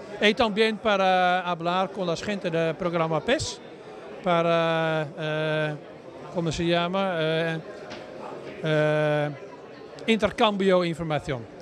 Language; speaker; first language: Spanish; non-native, learner; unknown